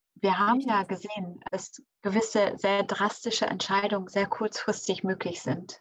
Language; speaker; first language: German; early bilingual, other home language; English